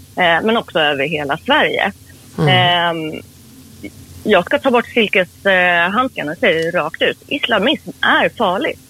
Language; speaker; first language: Swedish; early bilingual, other home language; Persian